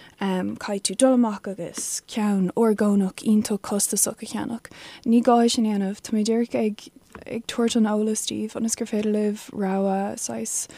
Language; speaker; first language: Irish; non-native, local second language; English